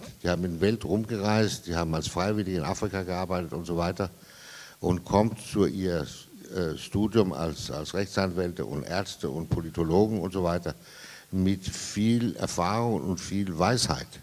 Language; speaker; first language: German; non-native, fluent; Danish